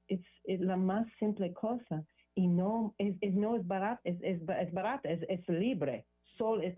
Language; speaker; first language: Spanish; non-native, learner; English